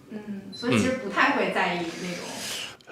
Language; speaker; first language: Chinese; native; Chinese